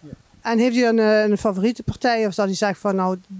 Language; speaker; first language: Dutch; native; Dutch